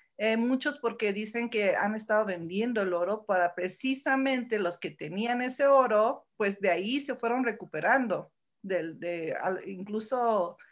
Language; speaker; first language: Spanish; early bilingual, heritage; Spanish